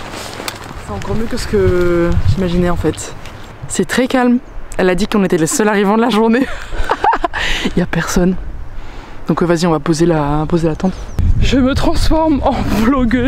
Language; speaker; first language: French; native; French